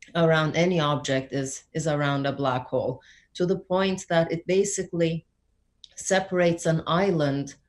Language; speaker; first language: English; non-native, fluent; Turkish